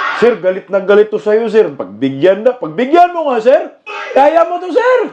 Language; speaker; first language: Filipino; non-native, local second language; Cebuano